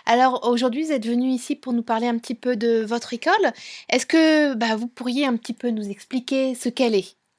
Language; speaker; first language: French; native; French